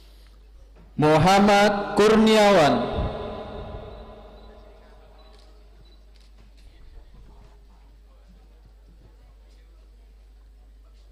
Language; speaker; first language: Indonesian; native; Indonesian